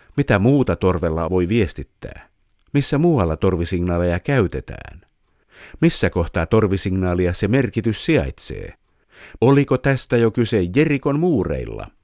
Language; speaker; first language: Finnish; native; Finnish